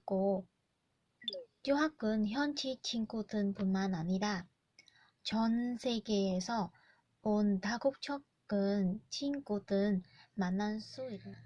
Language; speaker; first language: Korean; non-native, learner; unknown